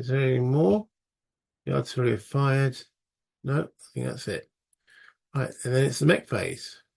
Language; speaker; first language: English; native; English